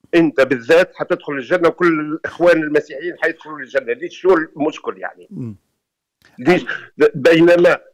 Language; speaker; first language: Arabic; native; Arabic